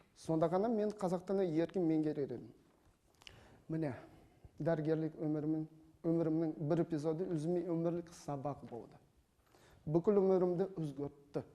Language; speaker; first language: Kazakh; non-native, fluent; Russian